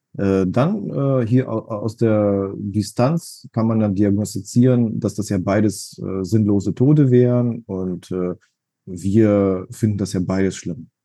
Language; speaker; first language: German; non-native, fluent; Russian